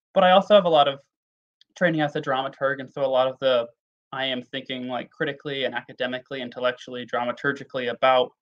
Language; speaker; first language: English; native; English